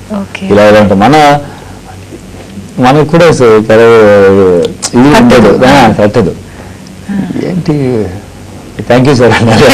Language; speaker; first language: Telugu; non-native, learner; Tamil